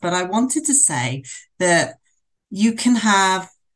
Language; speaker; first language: English; native; English